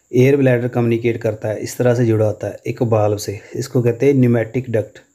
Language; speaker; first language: Urdu; non-native, local second language; Punjabi